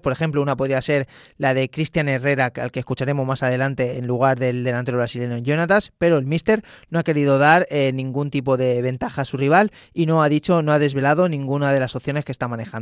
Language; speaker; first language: Spanish; native; Spanish